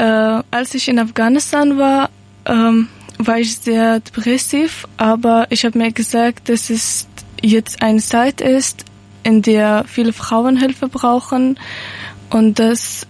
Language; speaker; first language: German; non-native, learner; Persian